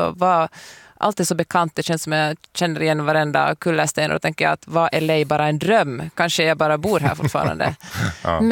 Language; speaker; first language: Swedish; native; Swedish